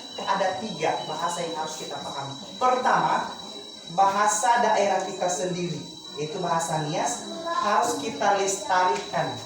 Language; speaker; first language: Indonesian; non-native, local second language; Nias